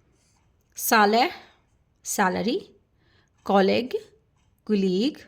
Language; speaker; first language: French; non-native, fluent; Hindi